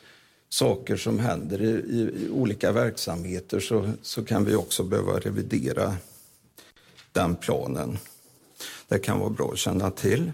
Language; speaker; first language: Swedish; native; Swedish